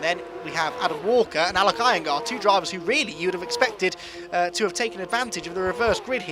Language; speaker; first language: English; native; English